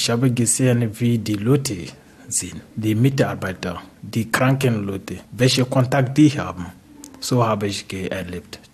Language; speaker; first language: German; non-native, learner; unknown